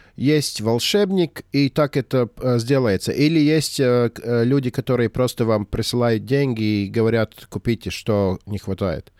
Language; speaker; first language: Russian; non-native, fluent; Latvian